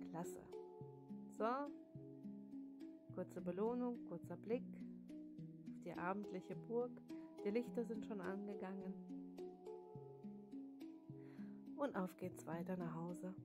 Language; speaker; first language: German; native; German